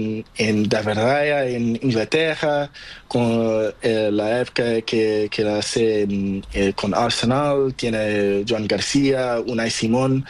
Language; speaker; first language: Spanish; non-native, learner; Portuguese